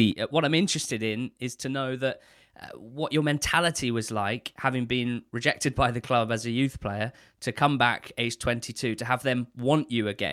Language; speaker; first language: English; native; English